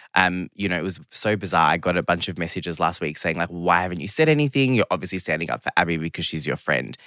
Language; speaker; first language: English; non-native, local second language; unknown